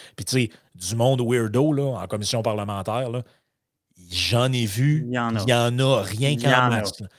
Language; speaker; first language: French; native; French